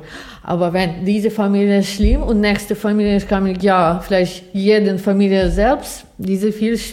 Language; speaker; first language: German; non-native, learner; Ukrainian